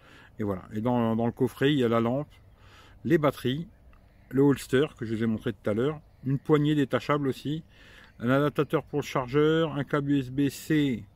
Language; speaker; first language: French; native; French